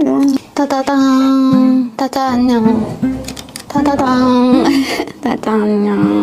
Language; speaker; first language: Chinese; non-native, learner; Korean